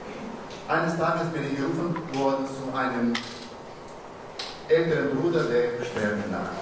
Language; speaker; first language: German; non-native, fluent; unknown